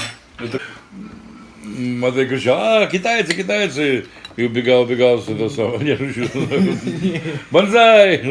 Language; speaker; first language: Russian; native; Russian